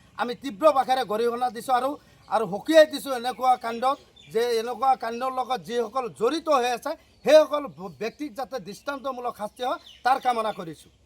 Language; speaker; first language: Assamese; non-native, local second language; Bangla